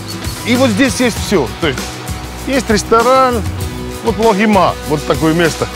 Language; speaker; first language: Russian; non-native, fluent; Finnish